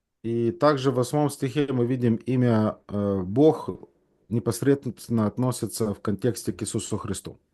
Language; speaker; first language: Russian; native; Russian